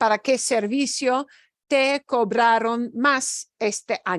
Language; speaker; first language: Spanish; non-native, fluent; English